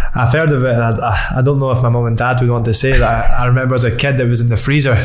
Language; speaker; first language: English; native; English